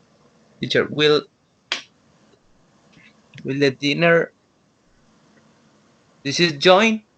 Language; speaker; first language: English; non-native, learner; Spanish